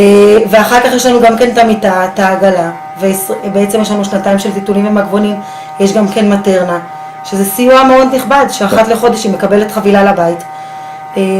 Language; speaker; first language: Hebrew; native; Hebrew